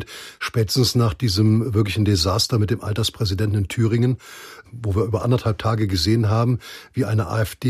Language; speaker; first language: German; native; German